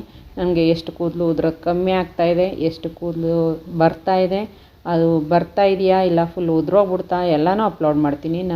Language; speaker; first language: Kannada; native; Kannada